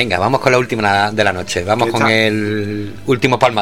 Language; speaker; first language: Spanish; native; Spanish